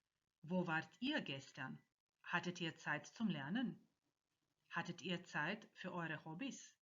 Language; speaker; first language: German; non-native, fluent; Croatian